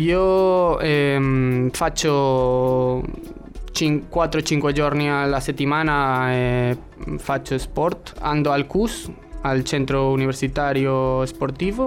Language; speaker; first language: Italian; non-native, learner; Spanish